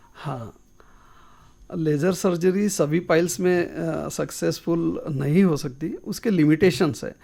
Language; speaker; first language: Hindi; non-native, local second language; Marathi